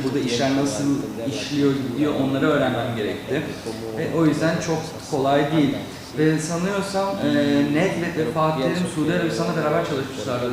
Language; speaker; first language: Turkish; non-native, fluent; Czech